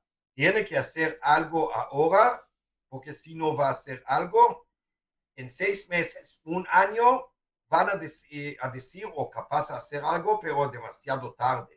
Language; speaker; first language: Spanish; non-native, fluent; Hebrew